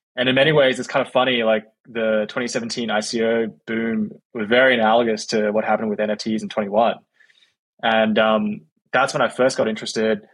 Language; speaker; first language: English; native; English